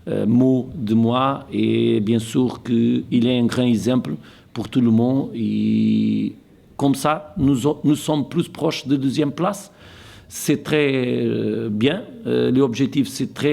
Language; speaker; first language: French; non-native, fluent; Portuguese